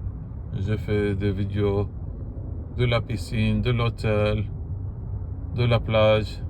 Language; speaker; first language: French; non-native, fluent; Arabic